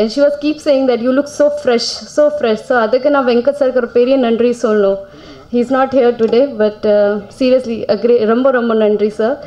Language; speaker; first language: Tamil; non-native, learner; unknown